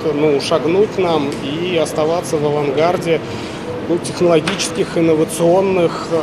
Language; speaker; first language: Russian; native; Russian